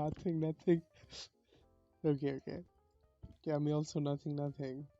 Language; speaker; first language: English; non-native, learner; Bangla